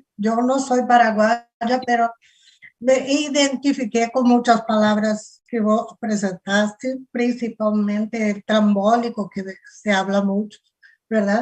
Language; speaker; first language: Spanish; non-native, fluent; Portuguese